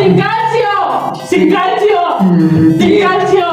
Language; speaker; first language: Spanish; native; Spanish